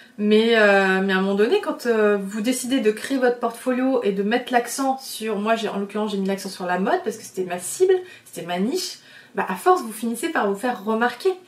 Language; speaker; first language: French; native; French